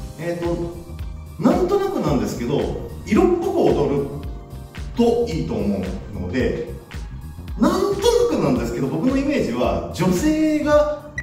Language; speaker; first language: Japanese; native; Japanese